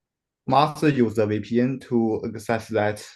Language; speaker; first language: English; non-native, learner; Chinese